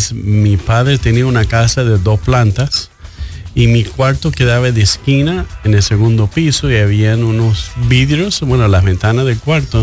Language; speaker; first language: Spanish; early bilingual, heritage; Spanish